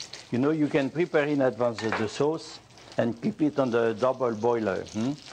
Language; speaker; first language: English; non-native, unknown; French